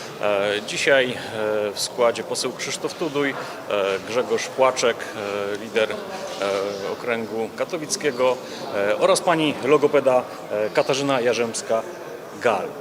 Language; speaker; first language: Polish; native; Polish